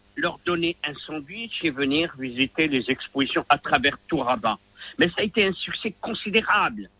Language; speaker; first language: French; non-native, local second language; Arabic